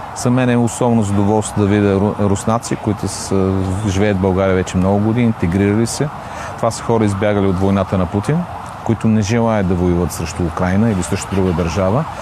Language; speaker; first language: Bulgarian; native; Bulgarian